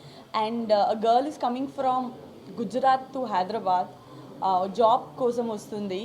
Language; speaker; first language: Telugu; non-native, learner; Gujarati